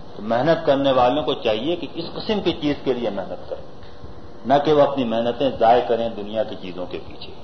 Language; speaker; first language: Urdu; native; Urdu